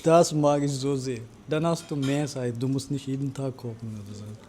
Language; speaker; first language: German; non-native, fluent; Amharic